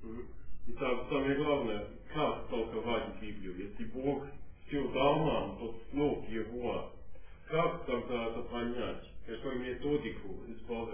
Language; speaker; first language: Russian; non-native, fluent; English